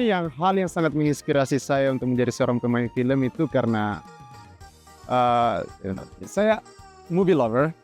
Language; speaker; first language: Indonesian; non-native, fluent; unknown